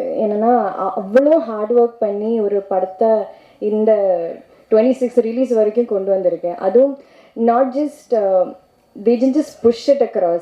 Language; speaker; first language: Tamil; non-native, learner; Malayalam